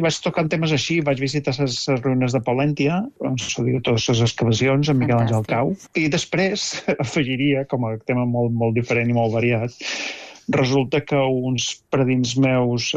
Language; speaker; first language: Catalan; native; Catalan